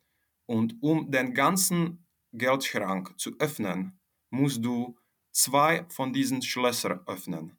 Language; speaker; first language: German; non-native, fluent; Czech